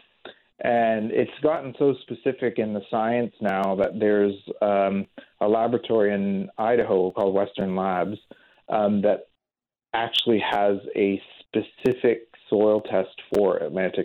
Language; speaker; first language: English; native; English